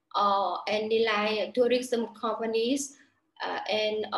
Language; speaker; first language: English; non-native, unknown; Vietnamese